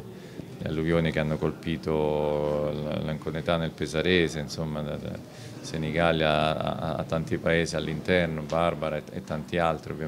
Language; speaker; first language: Italian; native; Italian